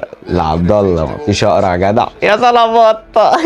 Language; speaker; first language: Arabic; native; Arabic